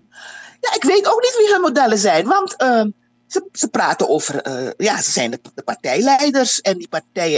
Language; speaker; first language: Dutch; native; Dutch